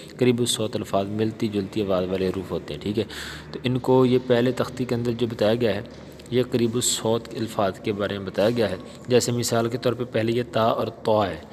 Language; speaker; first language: Urdu; non-native, local second language; Punjabi